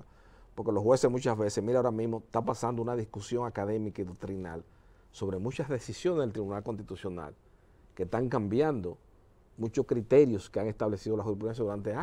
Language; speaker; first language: Spanish; native; Spanish